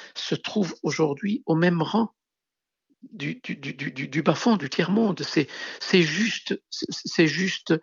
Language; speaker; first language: French; non-native, local second language; Arabic